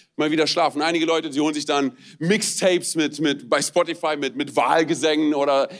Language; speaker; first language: German; non-native, fluent; Romanian